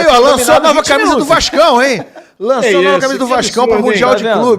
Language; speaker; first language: Portuguese; native; Portuguese